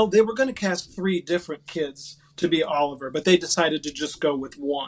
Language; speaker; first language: English; native; English